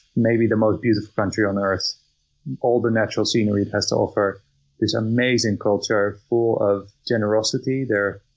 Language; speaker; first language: English; non-native, fluent; Dutch